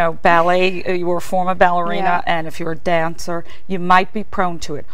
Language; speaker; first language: English; native; English